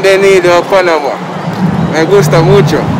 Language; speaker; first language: Spanish; non-native, learner; English